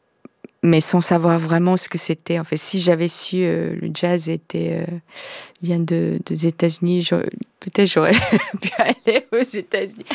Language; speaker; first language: French; non-native, fluent; Korean